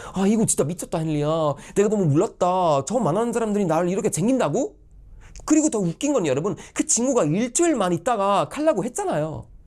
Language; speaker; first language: Korean; non-native, fluent; Swedish